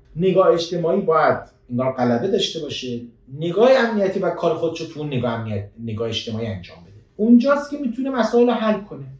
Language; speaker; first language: Persian; native; Persian